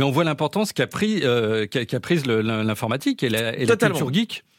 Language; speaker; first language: French; native; French